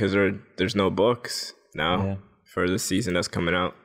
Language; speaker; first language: English; native; English